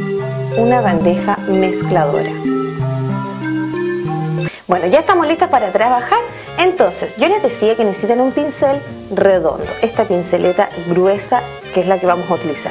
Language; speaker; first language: Spanish; native; Spanish